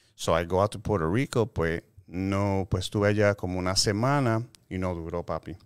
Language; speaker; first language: Spanish; early bilingual, heritage; Spanish